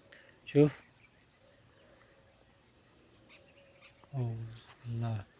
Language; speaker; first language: Arabic; non-native, learner; Urdu